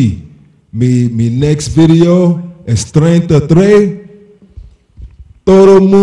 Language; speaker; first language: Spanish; non-native, learner; English